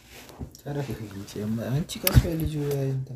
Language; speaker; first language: Arabic; non-native, learner; Amharic